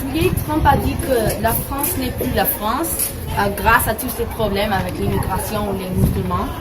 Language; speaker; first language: French; non-native, learner; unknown